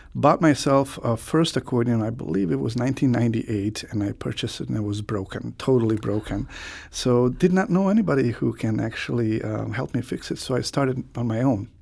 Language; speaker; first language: English; non-native, fluent; Croatian